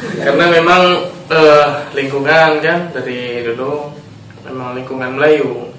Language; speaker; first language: Malay; native; Malay